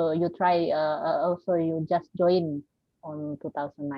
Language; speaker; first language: English; non-native, learner; Indonesian